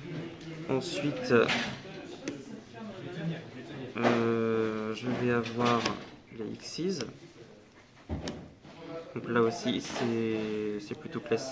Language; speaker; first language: French; native; French